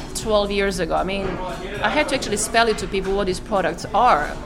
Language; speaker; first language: English; non-native, fluent; Croatian